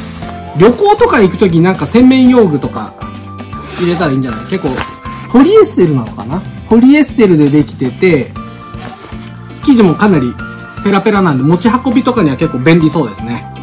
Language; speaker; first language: Japanese; native; Japanese